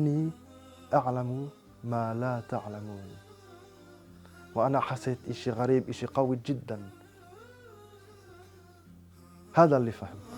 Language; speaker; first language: Arabic; non-native, fluent; French